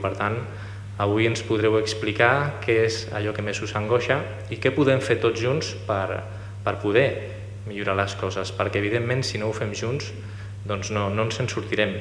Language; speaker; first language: Catalan; native; Catalan